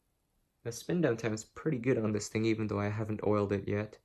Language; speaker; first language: English; native; English